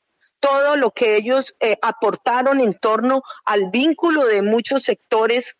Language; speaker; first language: Spanish; native; Spanish